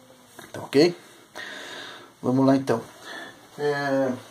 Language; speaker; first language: Portuguese; native; Portuguese